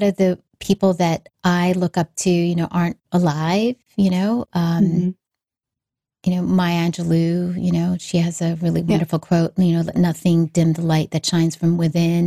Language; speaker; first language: English; native; English